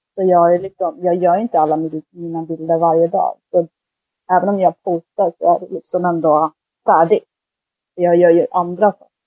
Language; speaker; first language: Swedish; early bilingual, other home language; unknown